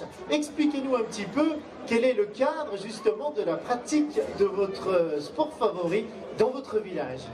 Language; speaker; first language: French; native; French